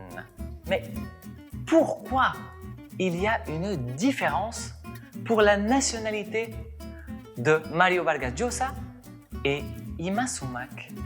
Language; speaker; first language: French; non-native, fluent; Spanish